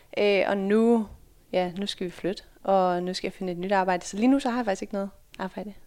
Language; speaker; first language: Danish; early bilingual, other home language; Dutch